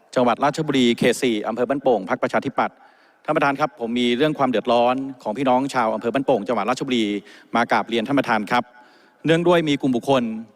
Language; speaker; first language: Thai; native; Thai